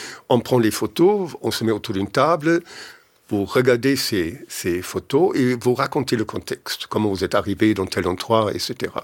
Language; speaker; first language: French; non-native, fluent; German